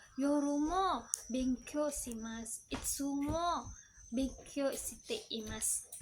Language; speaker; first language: Japanese; non-native, learner; Indonesian